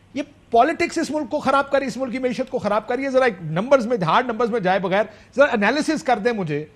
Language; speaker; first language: Urdu; non-native, local second language; Punjabi